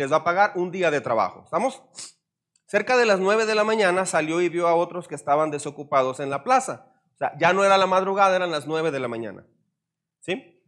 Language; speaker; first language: Spanish; native; Spanish